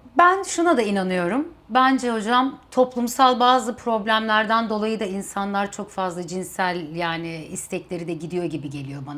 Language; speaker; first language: Turkish; native; Turkish